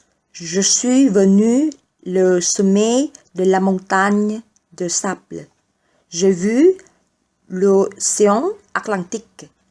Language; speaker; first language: French; non-native, learner; Vietnamese